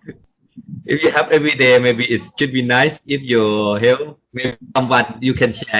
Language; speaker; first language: English; non-native, learner; Thai